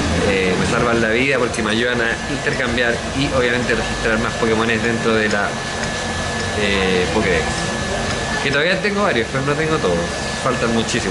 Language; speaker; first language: Spanish; native; Spanish